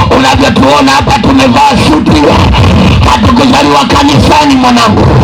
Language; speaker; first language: Swahili; native; Swahili